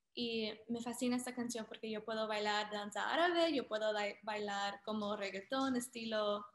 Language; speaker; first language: Spanish; early bilingual, heritage; Spanish